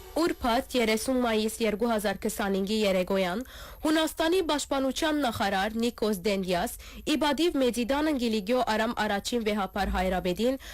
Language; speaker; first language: Armenian; early bilingual, heritage; Armenian